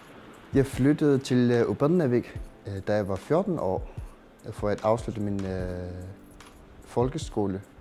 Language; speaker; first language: Danish; non-native, local second language; Kalaallisut